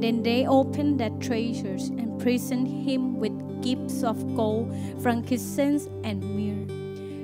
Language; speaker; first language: English; non-native, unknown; Thai